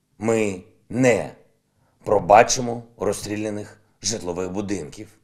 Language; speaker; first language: Ukrainian; non-native, local second language; Russian